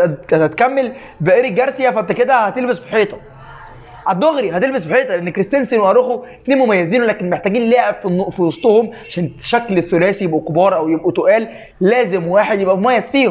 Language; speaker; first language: Arabic; native; Arabic